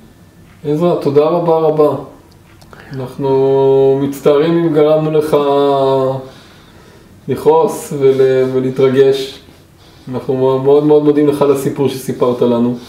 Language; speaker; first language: Hebrew; native; Hebrew